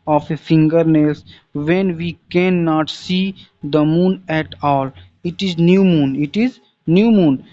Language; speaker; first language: English; non-native, local second language; Hindi